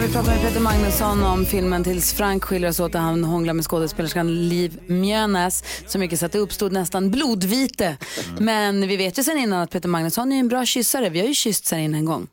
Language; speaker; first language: Swedish; native; Swedish